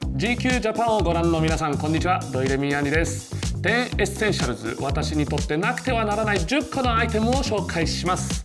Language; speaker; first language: Japanese; native; Japanese